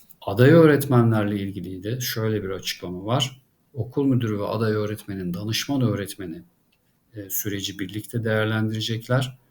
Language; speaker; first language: Turkish; native; Turkish